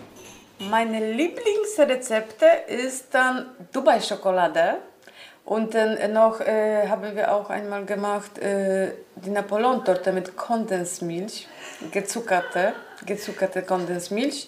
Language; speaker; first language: German; non-native, learner; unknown